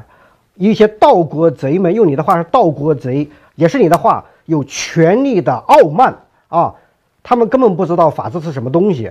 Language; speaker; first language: Chinese; native; Chinese